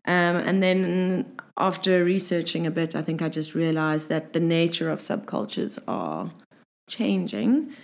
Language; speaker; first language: English; native; English